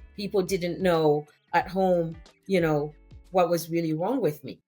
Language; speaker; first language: English; non-native, fluent; French